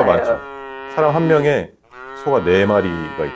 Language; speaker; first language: Korean; native; Korean